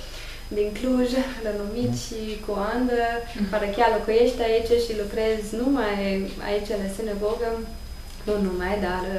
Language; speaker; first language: Romanian; non-native, learner; English